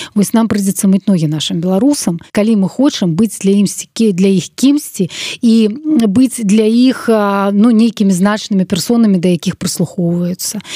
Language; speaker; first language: Belarusian; non-native, local second language; Russian